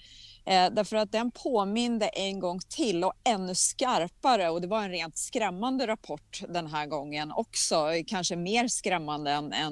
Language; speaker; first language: Swedish; native; Swedish